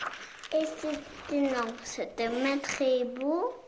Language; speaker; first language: French; non-native, local second language; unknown